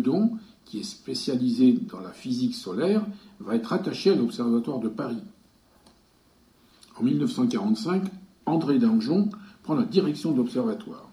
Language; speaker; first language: French; native; French